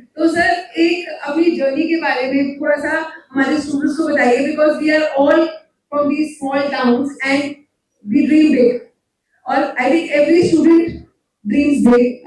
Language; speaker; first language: Hindi; native; Hindi